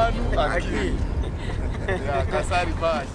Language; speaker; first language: Portuguese; non-native, learner; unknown